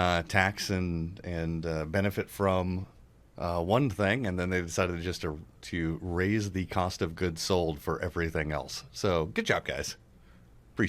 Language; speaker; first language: English; native; English